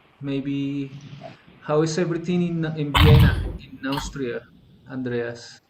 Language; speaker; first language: English; non-native, fluent; Spanish